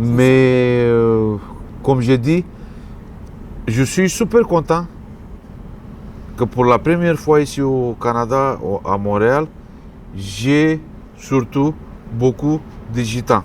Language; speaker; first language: French; non-native, fluent; Romanian